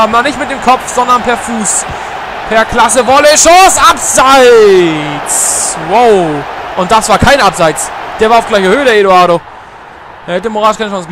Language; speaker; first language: German; native; German